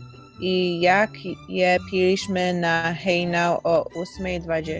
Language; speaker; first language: Polish; early bilingual, heritage; Polish